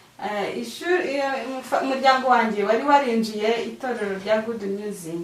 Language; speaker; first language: Kinyarwanda; native; Kinyarwanda